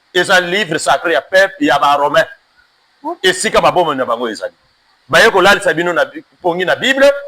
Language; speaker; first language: Lingala; non-native, local second language; Kongo